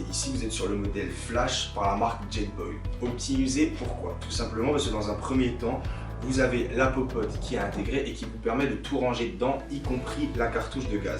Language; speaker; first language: French; native; French